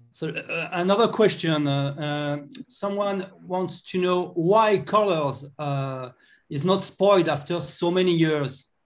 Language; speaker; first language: English; non-native, learner; French